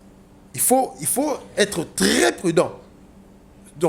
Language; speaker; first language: French; non-native, local second language; Lingala